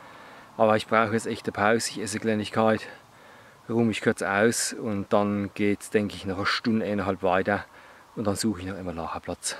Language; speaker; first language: German; native; German